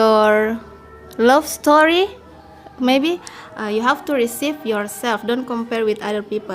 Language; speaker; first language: English; non-native, learner; Indonesian